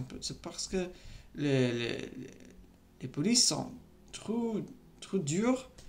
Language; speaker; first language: French; non-native, learner; English